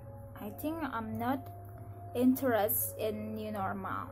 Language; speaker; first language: English; non-native, learner; Indonesian